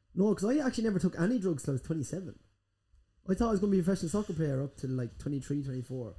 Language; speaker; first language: English; native; English